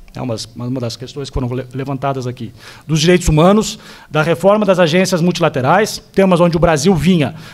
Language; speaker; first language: Portuguese; native; Portuguese